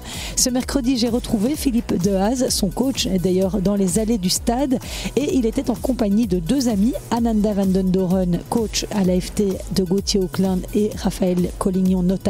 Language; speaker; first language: French; native; French